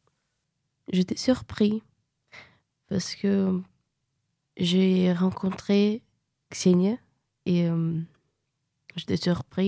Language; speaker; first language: French; non-native, learner; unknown